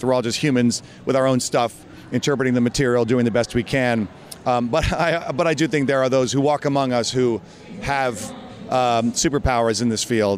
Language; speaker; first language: English; native; English